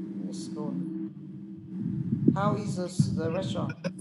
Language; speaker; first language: English; non-native, fluent; Vietnamese